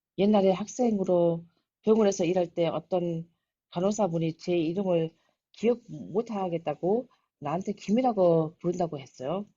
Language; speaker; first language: Korean; early bilingual, heritage; Korean